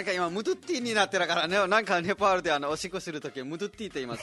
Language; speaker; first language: Japanese; non-native, fluent; Nepali